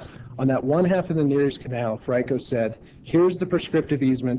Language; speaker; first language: English; native; English